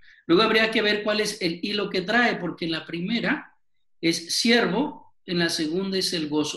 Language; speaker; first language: Spanish; native; Spanish